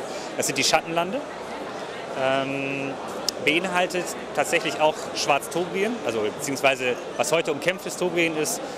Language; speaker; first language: German; native; German